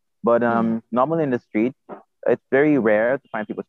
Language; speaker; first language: English; non-native, fluent; Haitian Creole